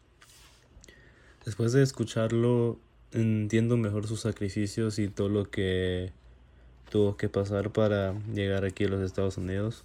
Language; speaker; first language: Spanish; early bilingual, heritage; Spanish